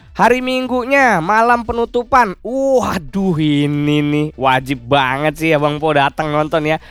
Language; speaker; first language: Indonesian; native; Indonesian